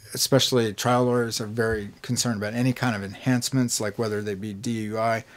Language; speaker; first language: English; native; English